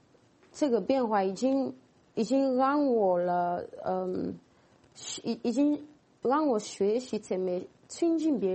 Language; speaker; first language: Chinese; non-native, fluent; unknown